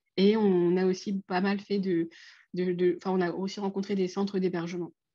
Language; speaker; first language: French; native; French